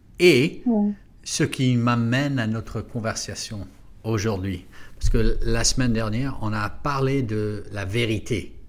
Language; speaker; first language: French; non-native, fluent; English